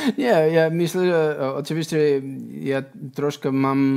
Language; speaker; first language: Polish; non-native, learner; Portuguese